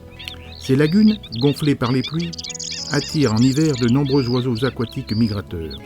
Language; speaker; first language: French; native; French